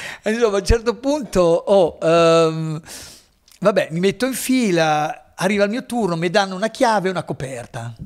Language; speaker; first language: Italian; native; Italian